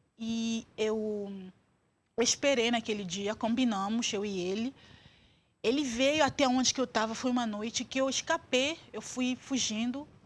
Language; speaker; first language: Portuguese; non-native, fluent; Swahili